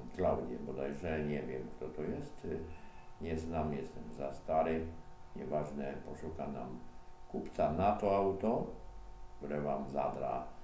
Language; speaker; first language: Polish; native; Polish